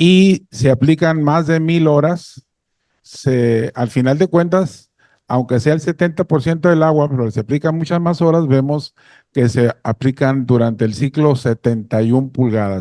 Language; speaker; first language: Spanish; native; Spanish